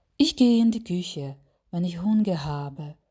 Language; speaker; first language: German; non-native, fluent; Ukrainian